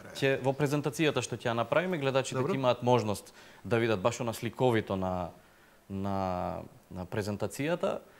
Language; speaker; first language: Macedonian; native; Macedonian